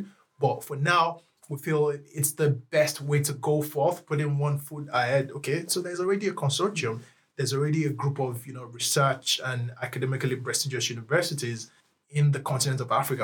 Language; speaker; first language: English; non-native, local second language; Yoruba